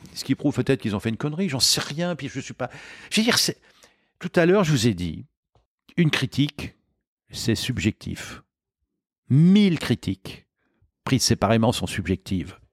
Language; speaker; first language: French; native; French